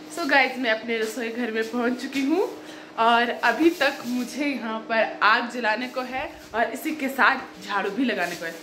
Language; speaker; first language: Hindi; non-native, local second language; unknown